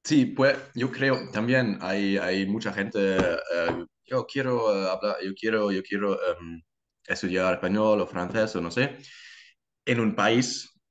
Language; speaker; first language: Spanish; non-native, learner; German